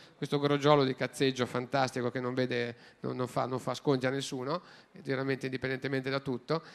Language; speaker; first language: Italian; native; Italian